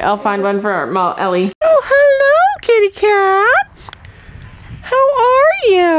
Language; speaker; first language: English; native; English